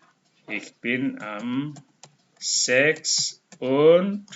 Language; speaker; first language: German; non-native, fluent; Indonesian